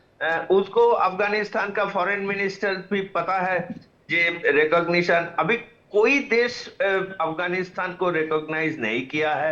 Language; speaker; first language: Hindi; non-native, local second language; Bangla